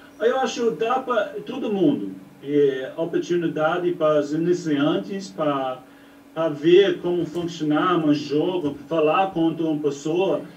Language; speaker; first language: Portuguese; non-native, learner; English